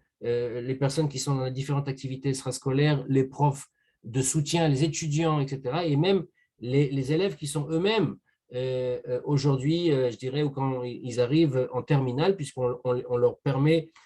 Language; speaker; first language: French; native; French